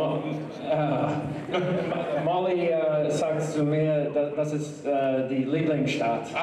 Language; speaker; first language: German; non-native, learner; English